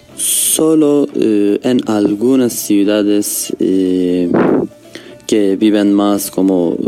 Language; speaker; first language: Spanish; non-native, learner; Turkish